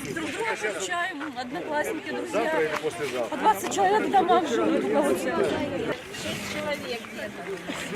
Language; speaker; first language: Russian; native; Russian